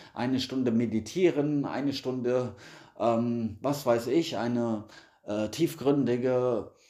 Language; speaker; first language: German; native; German